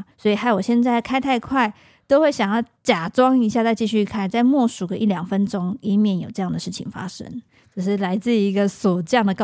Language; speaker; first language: Chinese; native; Chinese